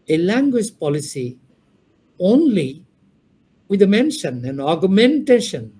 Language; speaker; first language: English; non-native, local second language; Bangla